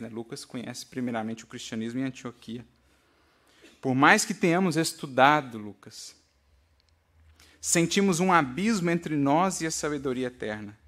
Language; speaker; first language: Portuguese; native; Portuguese